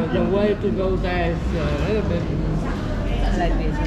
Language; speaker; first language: English; non-native, learner; Vietnamese